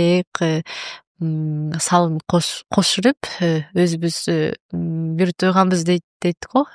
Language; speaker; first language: Kyrgyz; non-native, learner; Japanese